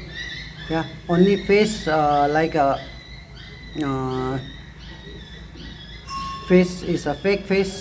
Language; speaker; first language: English; non-native, learner; Tibetan